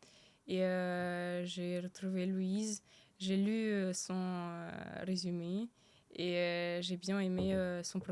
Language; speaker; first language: French; early bilingual, other home language; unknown